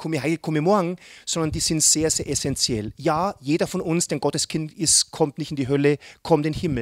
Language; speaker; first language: German; native; German